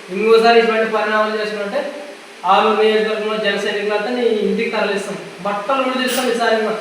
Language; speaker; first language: Telugu; native; Telugu